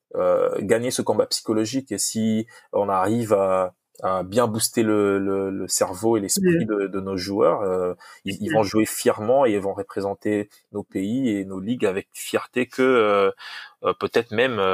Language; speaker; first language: French; non-native, local second language; Lingala